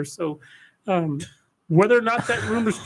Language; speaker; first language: English; native; English